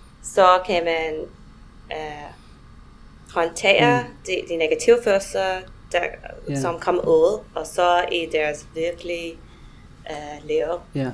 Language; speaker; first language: Danish; non-native, fluent; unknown